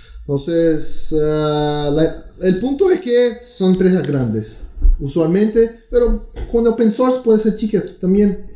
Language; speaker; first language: Spanish; non-native, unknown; Portuguese